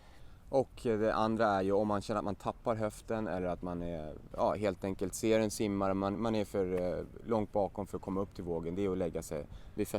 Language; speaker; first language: Swedish; native; Swedish